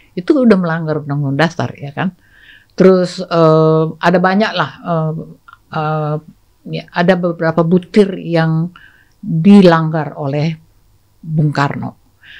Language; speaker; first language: Indonesian; native; Indonesian